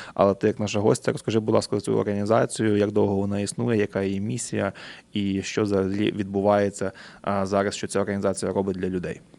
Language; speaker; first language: Ukrainian; native; Ukrainian